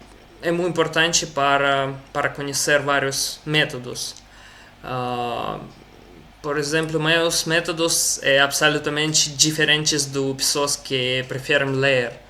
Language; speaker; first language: Portuguese; non-native, learner; Russian